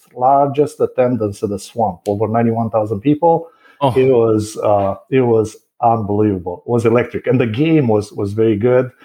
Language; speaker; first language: English; non-native, fluent; Romanian